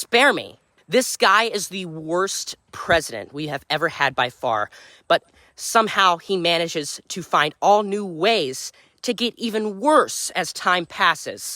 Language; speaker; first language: English; native; English